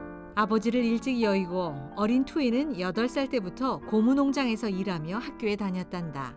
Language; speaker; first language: Korean; native; Korean